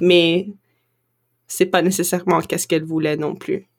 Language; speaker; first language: French; non-native, local second language; English